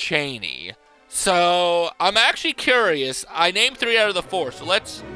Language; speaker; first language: English; native; English